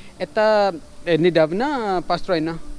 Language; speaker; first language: Russian; non-native, learner; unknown